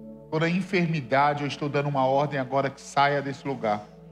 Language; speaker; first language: Portuguese; native; Portuguese